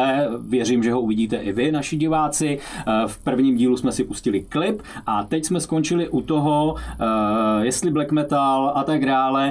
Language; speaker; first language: Czech; native; Czech